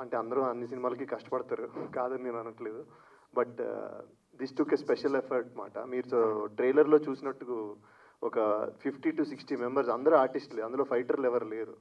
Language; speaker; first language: Telugu; native; Telugu